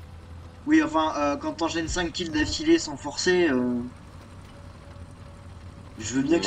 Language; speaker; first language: French; native; French